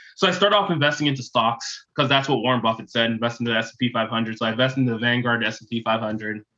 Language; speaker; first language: English; native; English